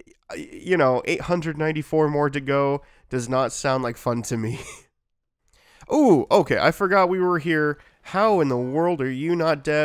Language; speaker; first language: English; native; English